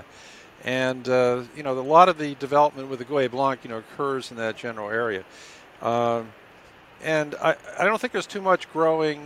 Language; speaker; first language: English; native; English